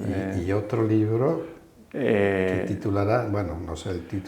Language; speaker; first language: Spanish; native; Spanish